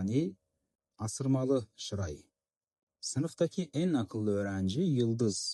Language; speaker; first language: Turkish; non-native, fluent; Kazakh